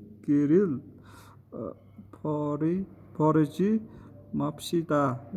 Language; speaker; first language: Korean; non-native, fluent; Mongolian